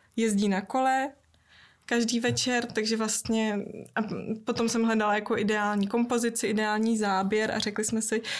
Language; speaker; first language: Czech; native; Czech